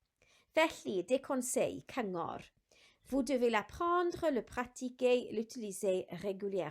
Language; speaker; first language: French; non-native, fluent; Welsh